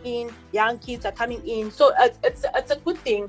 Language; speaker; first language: English; non-native, local second language; Xhosa